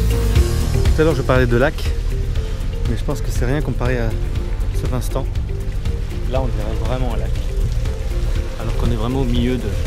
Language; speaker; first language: French; native; French